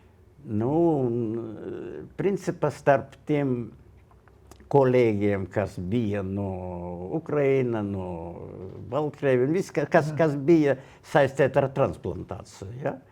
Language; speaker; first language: Latvian; non-native, local second language; Russian